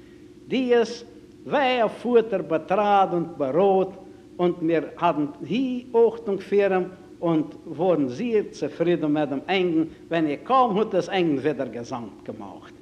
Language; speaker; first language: German; native; German